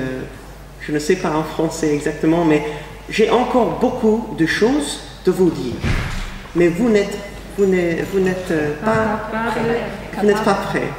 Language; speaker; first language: French; non-native, fluent; English